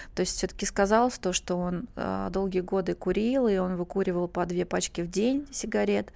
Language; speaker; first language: Russian; native; Russian